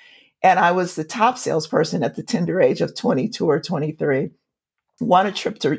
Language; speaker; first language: English; native; English